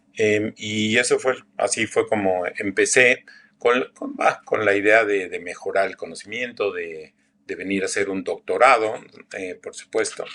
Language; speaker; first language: Spanish; native; Spanish